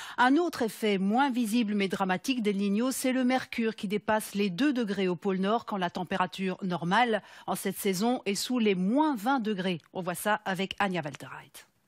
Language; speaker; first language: French; native; French